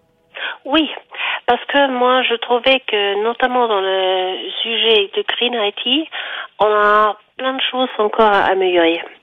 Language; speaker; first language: French; non-native, fluent; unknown